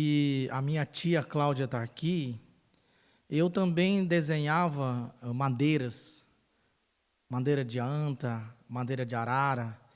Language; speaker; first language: Portuguese; non-native, local second language; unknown